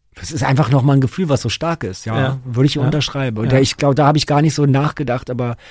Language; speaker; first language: German; native; German